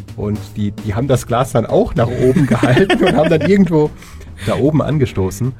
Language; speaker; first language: German; native; German